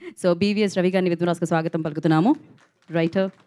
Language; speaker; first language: Telugu; native; Telugu